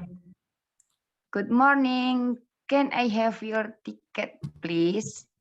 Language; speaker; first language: English; non-native, learner; Indonesian